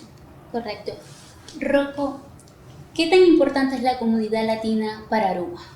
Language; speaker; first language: Spanish; native; Spanish